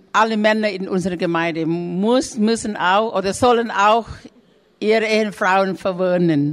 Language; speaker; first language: German; non-native, learner; Thai